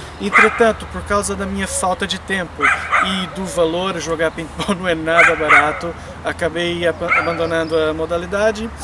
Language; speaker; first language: Portuguese; native; Portuguese